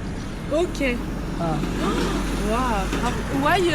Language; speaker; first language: English; non-native, learner; French